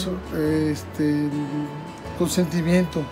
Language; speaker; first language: Spanish; native; Spanish